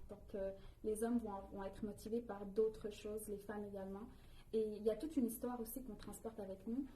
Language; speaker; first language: French; early bilingual, other home language; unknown